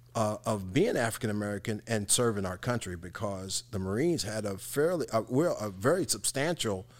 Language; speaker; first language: English; native; English